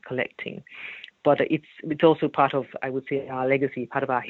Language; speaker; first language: English; non-native, local second language; Yoruba